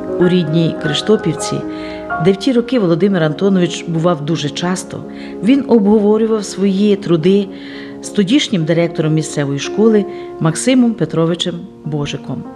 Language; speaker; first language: Ukrainian; native; Ukrainian